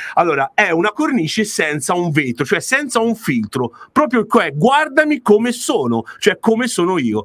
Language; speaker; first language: Italian; native; Italian